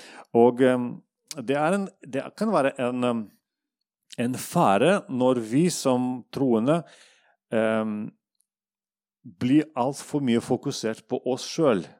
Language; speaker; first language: Norwegian; non-native, fluent; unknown